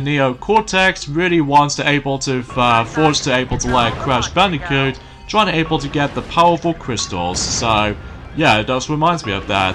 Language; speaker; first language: English; native; English